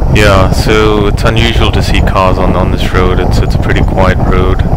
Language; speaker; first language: English; native; English